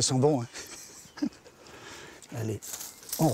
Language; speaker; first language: French; native; French